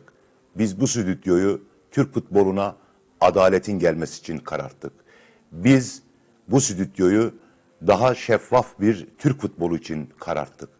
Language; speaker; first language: Turkish; native; Turkish